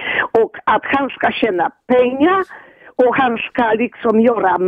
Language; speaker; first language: Swedish; non-native, fluent; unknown